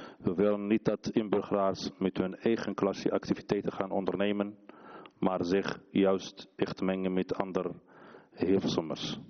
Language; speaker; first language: Dutch; non-native, fluent; Arabic